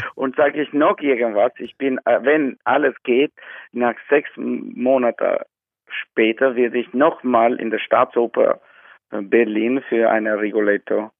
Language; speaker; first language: German; non-native, learner; Albanian